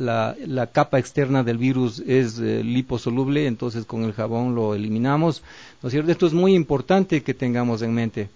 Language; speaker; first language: Spanish; native; Spanish